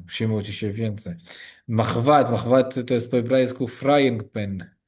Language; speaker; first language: Polish; non-native, learner; Hebrew